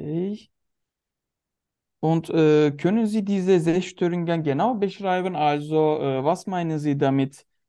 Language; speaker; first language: German; non-native, learner; Turkish